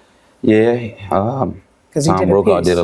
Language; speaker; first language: English; native; English